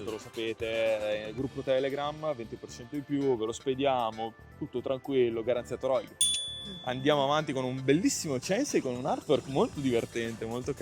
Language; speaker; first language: Italian; native; Italian